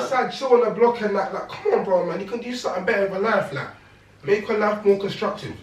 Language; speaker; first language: English; native; English